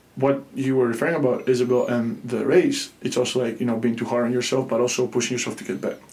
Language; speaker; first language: English; non-native, fluent; Greek